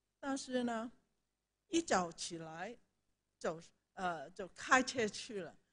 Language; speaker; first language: Chinese; non-native, local second language; Cantonese